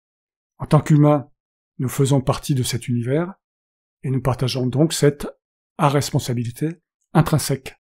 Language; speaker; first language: French; native; French